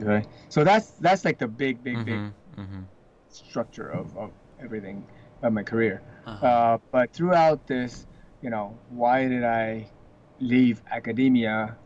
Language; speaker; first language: English; early bilingual, other home language; Chinese